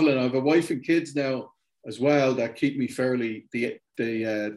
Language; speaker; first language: English; native; English